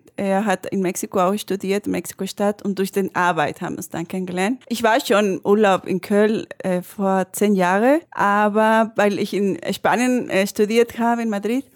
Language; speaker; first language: German; non-native, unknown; Spanish